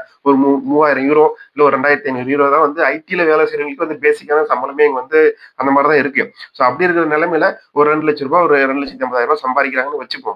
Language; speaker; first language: Tamil; native; Tamil